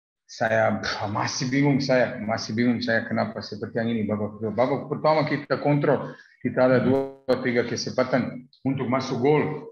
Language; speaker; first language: Indonesian; non-native, learner; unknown